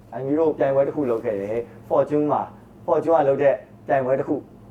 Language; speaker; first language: Burmese; native; Burmese